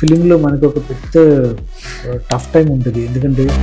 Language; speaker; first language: Telugu; non-native, learner; Malayalam